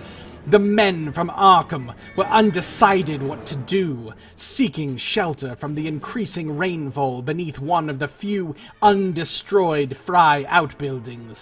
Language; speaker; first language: English; native; English